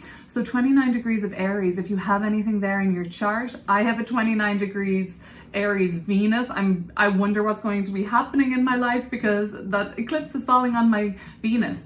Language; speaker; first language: English; native; English